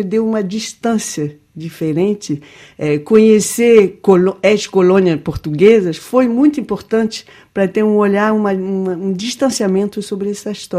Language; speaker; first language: Portuguese; non-native, fluent; French